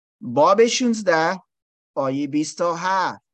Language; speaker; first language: Persian; non-native, learner; English